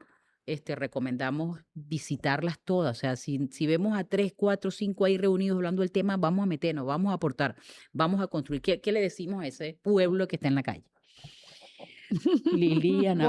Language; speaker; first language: Spanish; native; Spanish